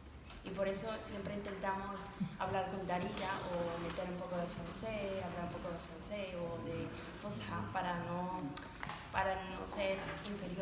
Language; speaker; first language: Spanish; non-native, fluent; Arabic